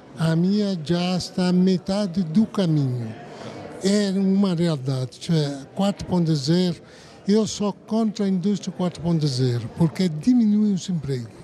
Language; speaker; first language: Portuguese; non-native, fluent; Italian